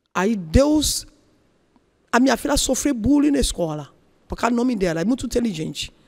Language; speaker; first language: Portuguese; non-native, learner; Yoruba